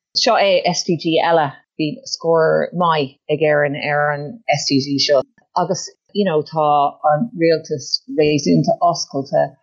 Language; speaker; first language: Irish; non-native, local second language; English